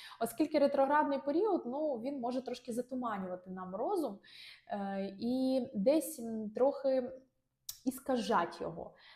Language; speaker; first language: Ukrainian; non-native, local second language; Russian